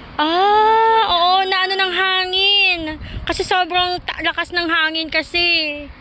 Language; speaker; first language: Filipino; native; Filipino